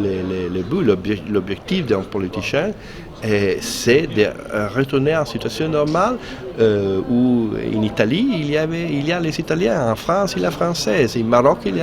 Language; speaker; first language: French; non-native, fluent; Italian